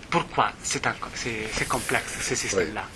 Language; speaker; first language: French; non-native, fluent; Italian